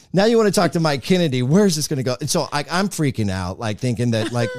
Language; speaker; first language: English; native; English